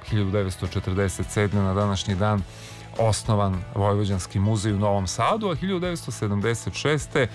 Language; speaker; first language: Serbian; native; Serbian